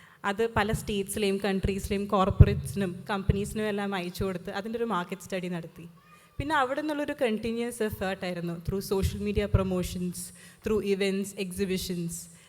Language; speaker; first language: Malayalam; native; Malayalam